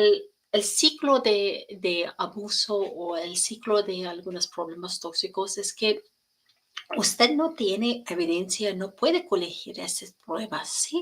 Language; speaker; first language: Spanish; non-native, learner; English